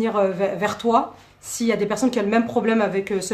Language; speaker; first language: French; native; French